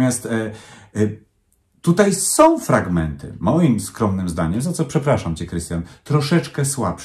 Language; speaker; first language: Polish; native; Polish